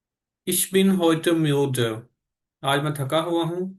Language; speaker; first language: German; non-native, fluent; Urdu